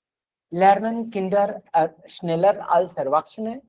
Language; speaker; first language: German; non-native, fluent; Hindi